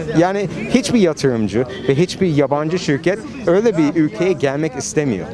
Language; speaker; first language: Turkish; non-native, fluent; English